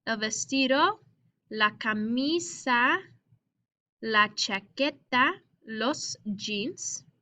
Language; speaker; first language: Spanish; non-native, fluent; English